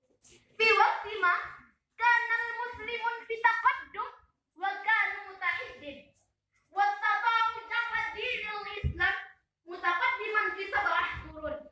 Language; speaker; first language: Arabic; non-native, learner; Indonesian